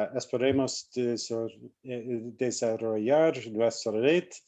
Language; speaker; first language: Spanish; non-native, learner; English